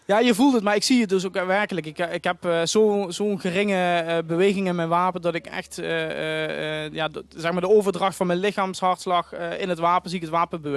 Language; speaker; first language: Dutch; native; Dutch